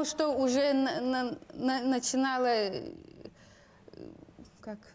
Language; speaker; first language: Russian; non-native, local second language; Lithuanian